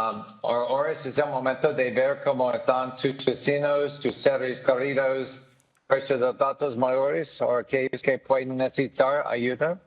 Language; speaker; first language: Spanish; non-native, learner; English